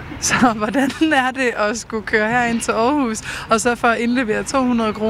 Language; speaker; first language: Danish; native; Danish